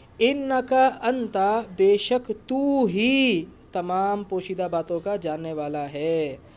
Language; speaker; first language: Urdu; native; Urdu